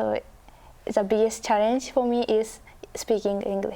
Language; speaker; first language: English; non-native, learner; Japanese